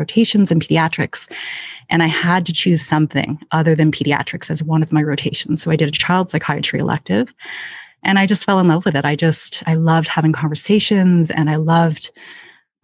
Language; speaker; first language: English; native; English